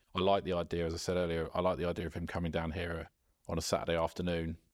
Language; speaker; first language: English; native; English